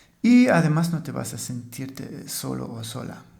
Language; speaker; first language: Spanish; non-native, fluent; German